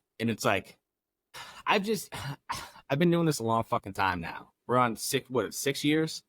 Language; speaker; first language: English; native; English